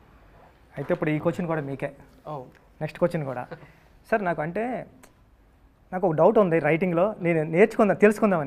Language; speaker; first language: Telugu; native; Telugu